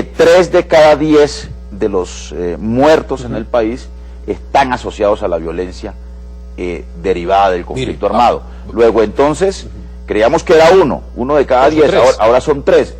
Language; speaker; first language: Spanish; native; Spanish